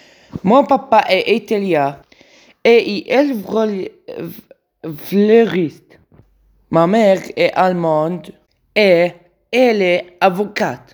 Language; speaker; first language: French; non-native, learner; Arabic